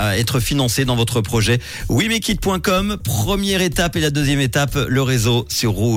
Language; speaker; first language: French; native; French